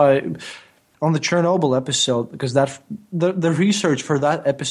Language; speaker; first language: English; non-native, fluent; Latvian